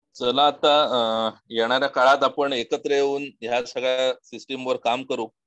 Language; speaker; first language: Marathi; native; Marathi